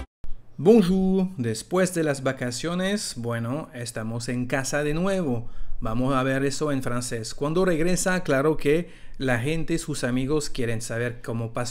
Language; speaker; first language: Spanish; non-native, fluent; French